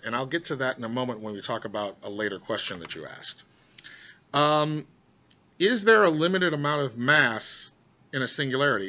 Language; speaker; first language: English; native; English